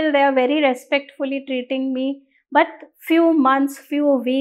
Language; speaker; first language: Telugu; non-native, learner; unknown